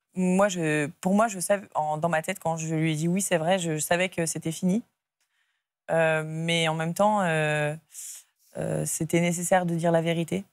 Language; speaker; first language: French; native; French